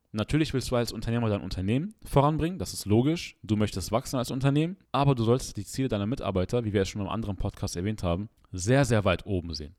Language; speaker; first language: German; early bilingual, other home language; Arabic